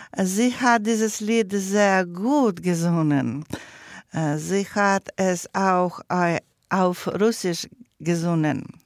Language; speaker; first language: German; non-native, learner; Ukrainian